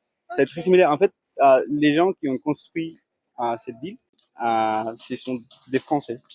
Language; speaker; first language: French; non-native, fluent; Spanish